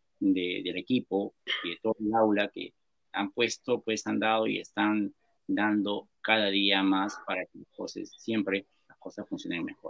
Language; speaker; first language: Spanish; native; Spanish